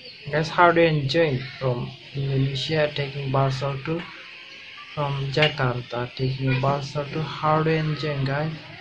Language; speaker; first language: English; non-native, local second language; Bangla